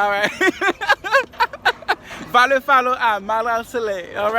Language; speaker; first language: French; non-native, learner; Haitian Creole